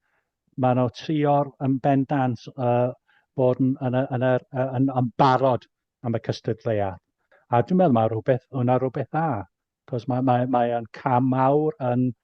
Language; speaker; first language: Welsh; native; Welsh